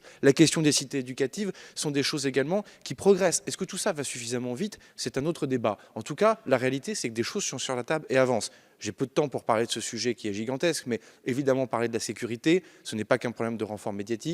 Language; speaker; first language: French; native; French